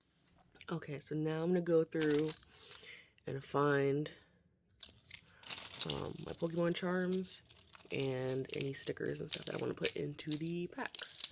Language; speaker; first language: English; native; English